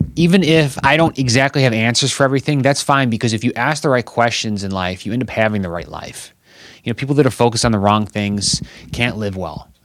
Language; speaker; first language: English; native; English